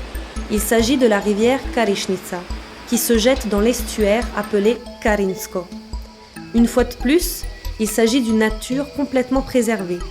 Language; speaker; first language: French; native; French